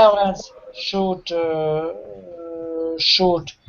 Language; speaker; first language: English; non-native, learner; Russian